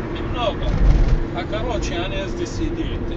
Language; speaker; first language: Russian; non-native, learner; Arabic